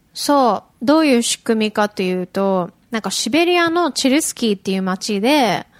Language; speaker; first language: Japanese; native; Japanese